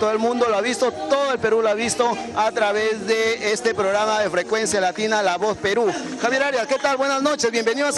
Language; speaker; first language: Spanish; native; Spanish